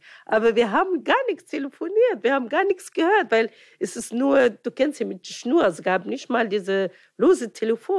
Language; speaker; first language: German; non-native, fluent; Arabic